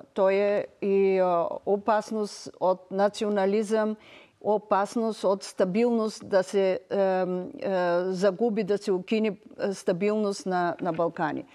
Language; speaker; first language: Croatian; non-native, learner; Bulgarian